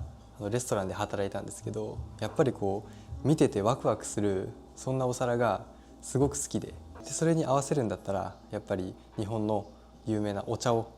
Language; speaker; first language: Japanese; native; Japanese